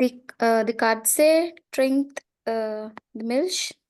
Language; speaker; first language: German; non-native, learner; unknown